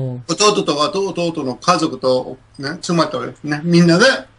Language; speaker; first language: Japanese; non-native, fluent; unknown